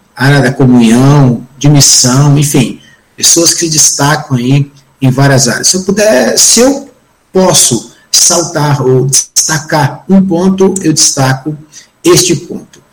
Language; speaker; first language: Portuguese; native; Portuguese